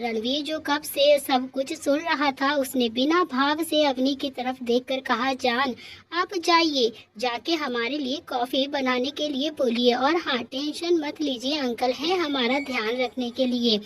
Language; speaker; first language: Hindi; native; Hindi